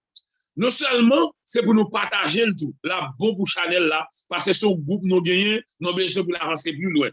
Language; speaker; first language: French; non-native, local second language; Haitian Creole